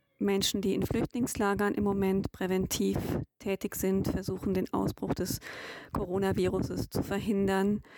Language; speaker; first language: German; native; German